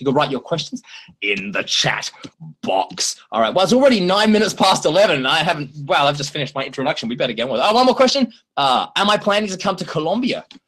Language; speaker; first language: English; native; English